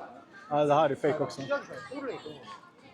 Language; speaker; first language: Swedish; early bilingual, other home language; Mongolian